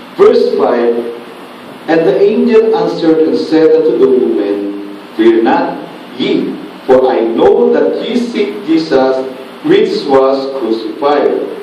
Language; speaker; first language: English; non-native, local second language; Filipino